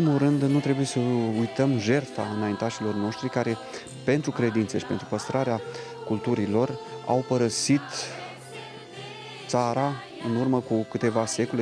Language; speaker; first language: Romanian; non-native, local second language; Russian